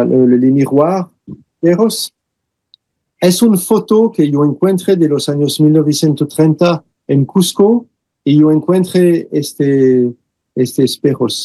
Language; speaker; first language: Spanish; non-native, fluent; French